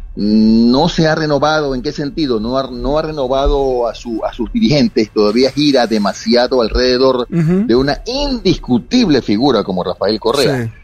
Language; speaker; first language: Spanish; native; Spanish